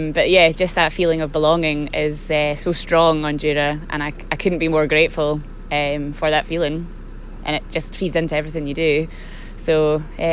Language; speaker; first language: English; native; English